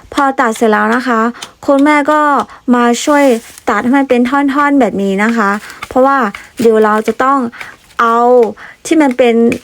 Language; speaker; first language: Thai; non-native, local second language; Karen languages